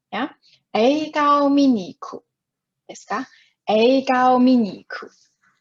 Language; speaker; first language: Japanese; non-native, fluent; Chinese